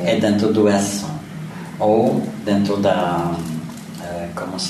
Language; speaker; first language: Spanish; non-native, learner; French